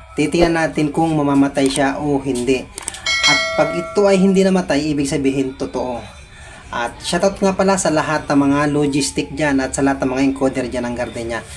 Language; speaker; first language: Filipino; native; Filipino